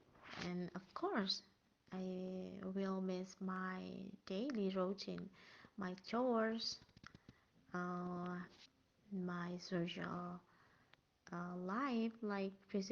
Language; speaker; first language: English; non-native, learner; Indonesian